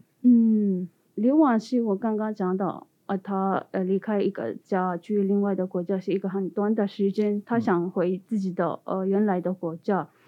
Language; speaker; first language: Chinese; non-native, learner; Tibetan